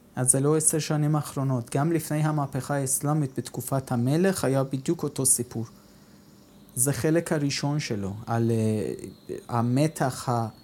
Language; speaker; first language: Hebrew; non-native, fluent; Persian